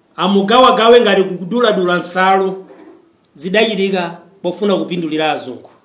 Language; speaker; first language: Nyanja; non-native, fluent; Kinyarwanda